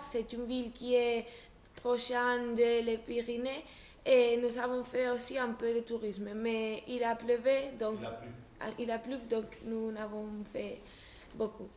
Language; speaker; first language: French; non-native, learner; Spanish